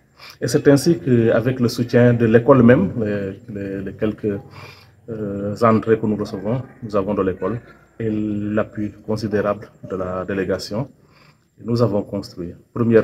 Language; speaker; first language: French; non-native, local second language; Serer